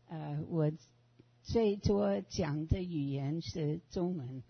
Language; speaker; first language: Chinese; non-native, fluent; English